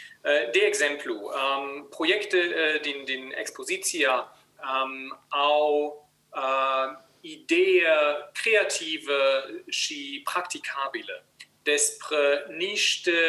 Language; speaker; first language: Romanian; non-native, learner; German